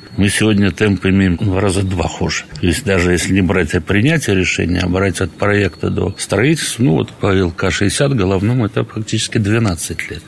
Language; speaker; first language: Russian; native; Russian